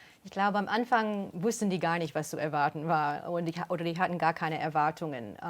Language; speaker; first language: German; non-native, fluent; English